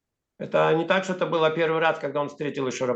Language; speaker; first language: Russian; native; Russian